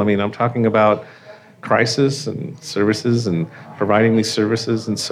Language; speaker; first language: English; native; English